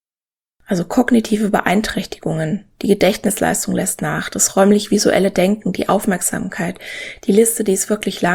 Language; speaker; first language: German; native; German